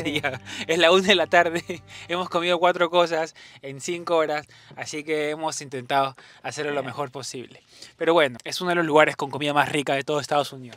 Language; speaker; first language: Spanish; native; Spanish